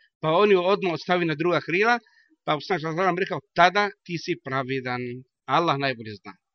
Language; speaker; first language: Bosnian; non-native, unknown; Arabic